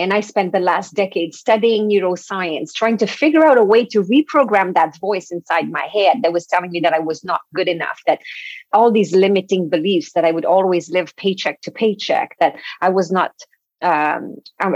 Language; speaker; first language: English; non-native, fluent; French